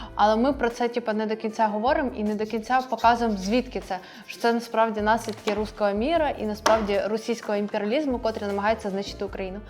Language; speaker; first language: Ukrainian; non-native, local second language; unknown